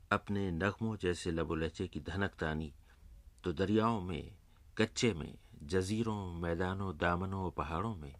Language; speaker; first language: Urdu; native; Urdu